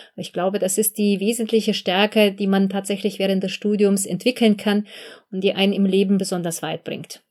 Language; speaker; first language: German; non-native, fluent; Russian